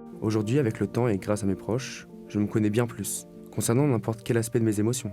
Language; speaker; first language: French; non-native, fluent; Chinese